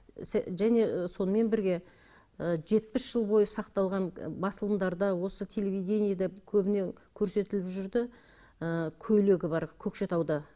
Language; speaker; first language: Kazakh; native; Kazakh